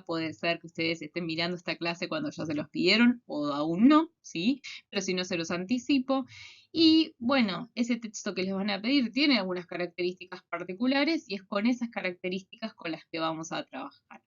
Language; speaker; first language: Spanish; native; Spanish